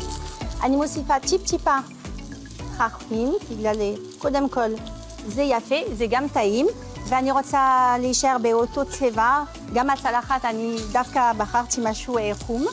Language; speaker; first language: Hebrew; non-native, fluent; French